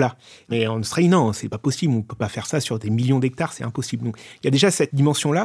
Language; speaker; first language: French; native; French